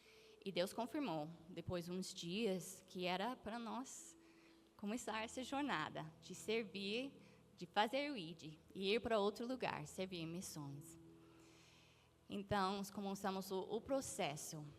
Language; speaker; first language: Portuguese; non-native, fluent; English